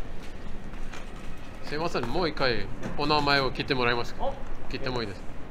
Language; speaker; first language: Japanese; non-native, learner; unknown